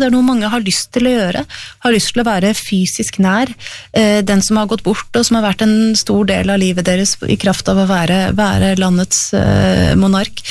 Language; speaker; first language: Norwegian; native; Norwegian